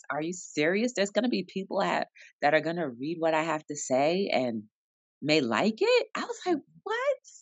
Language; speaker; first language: English; native; English